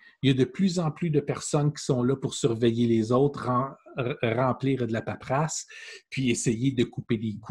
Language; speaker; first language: French; native; French